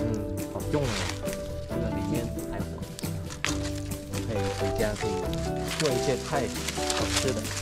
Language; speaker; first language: Chinese; non-native, learner; Khmer